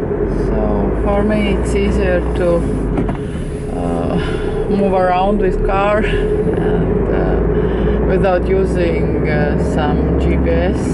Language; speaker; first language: English; non-native, fluent; Latvian